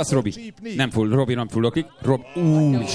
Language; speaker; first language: Hungarian; native; Hungarian